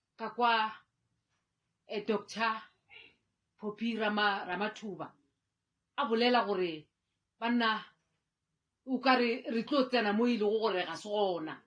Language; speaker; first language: Northern Sotho; native; Northern Sotho